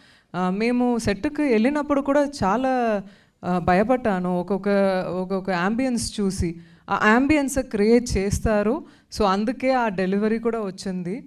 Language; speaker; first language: Telugu; non-native, learner; Tamil